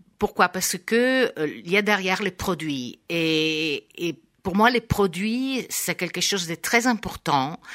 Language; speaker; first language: French; non-native, fluent; Italian